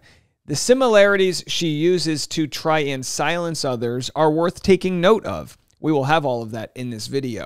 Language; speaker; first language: English; native; English